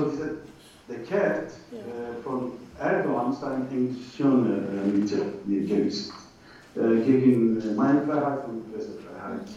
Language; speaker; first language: German; non-native, learner; Turkish